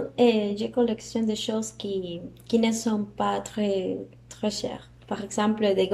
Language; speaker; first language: French; non-native, learner; Spanish